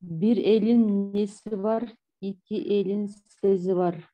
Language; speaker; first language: Turkish; non-native, learner; Kyrgyz